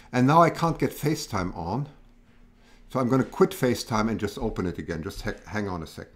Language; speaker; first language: English; native; English